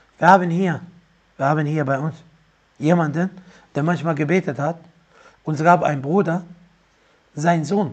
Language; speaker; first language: German; non-native, fluent; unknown